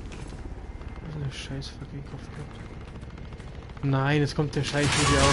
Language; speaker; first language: German; native; German